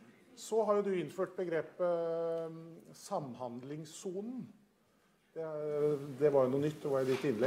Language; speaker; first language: Norwegian; native; Norwegian